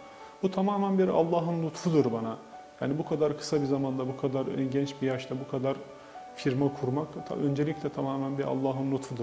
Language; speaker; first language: Turkish; native; Turkish